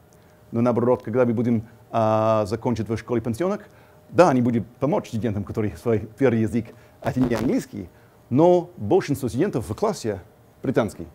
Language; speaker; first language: Russian; non-native, fluent; English